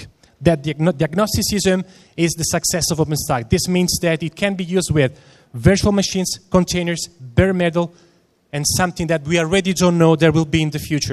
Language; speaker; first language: English; non-native, fluent; Italian